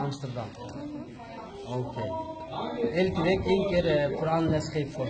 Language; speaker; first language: Dutch; non-native, learner; Uyghur